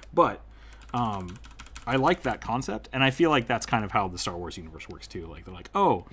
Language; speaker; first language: English; native; English